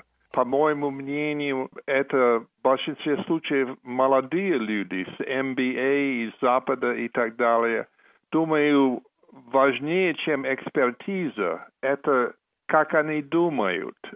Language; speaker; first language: Russian; non-native, fluent; English